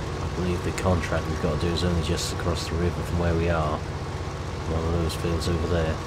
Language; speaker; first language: English; native; English